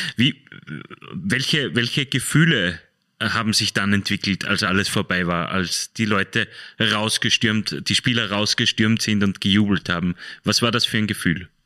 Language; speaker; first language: German; native; German